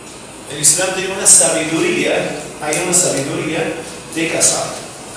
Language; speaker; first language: Spanish; non-native, fluent; Arabic